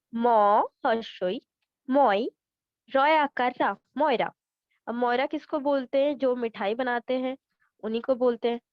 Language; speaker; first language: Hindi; non-native, local second language; Bangla